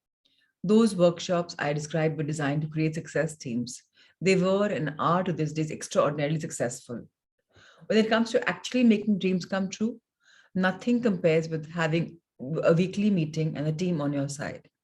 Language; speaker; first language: English; non-native, local second language; Hindi